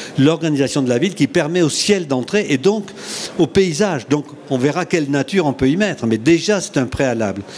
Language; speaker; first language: French; native; French